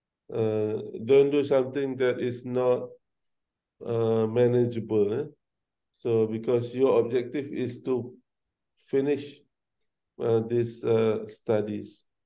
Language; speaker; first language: English; non-native, local second language; Malay